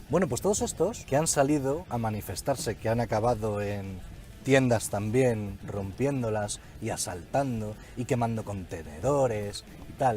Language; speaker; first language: Spanish; native; Spanish